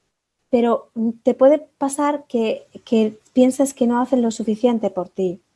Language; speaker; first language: Spanish; native; Spanish